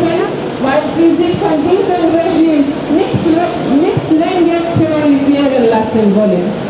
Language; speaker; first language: German; non-native, fluent; Persian